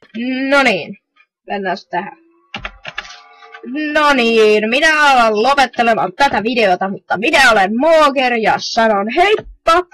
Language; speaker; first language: Finnish; native; Finnish